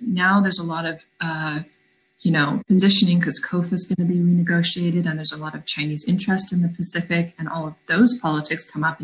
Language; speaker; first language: English; native; English